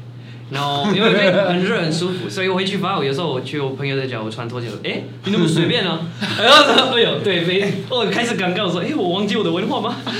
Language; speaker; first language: Chinese; non-native, fluent; French